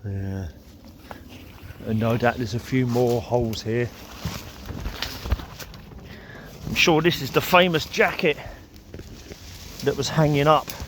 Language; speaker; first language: English; native; English